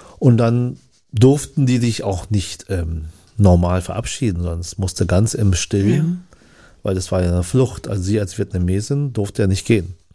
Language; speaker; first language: German; early bilingual, other home language; Vietnamese